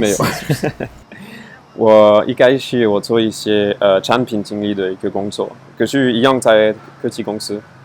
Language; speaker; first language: Chinese; non-native, fluent; French